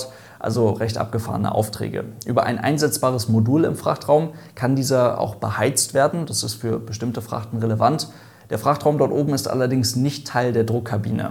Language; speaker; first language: German; native; German